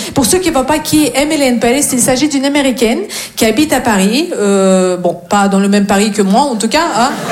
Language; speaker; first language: French; non-native, fluent; Russian